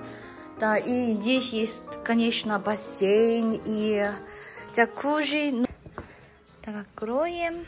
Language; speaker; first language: Russian; non-native, learner; Korean